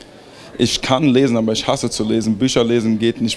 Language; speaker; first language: German; early bilingual, heritage; German